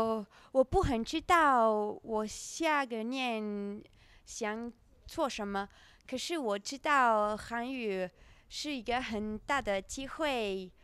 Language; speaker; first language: Chinese; non-native, learner; French